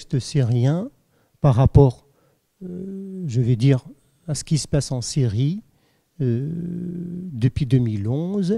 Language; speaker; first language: French; non-native, fluent; Arabic